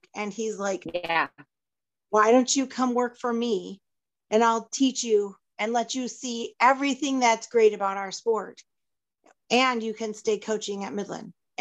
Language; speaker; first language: English; native; English